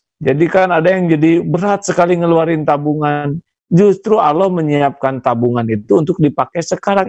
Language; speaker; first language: Indonesian; non-native, local second language; Sundanese